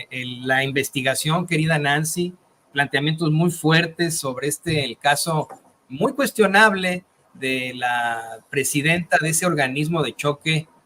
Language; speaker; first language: Spanish; native; Spanish